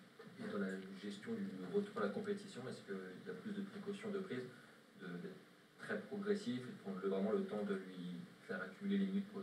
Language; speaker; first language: French; native; French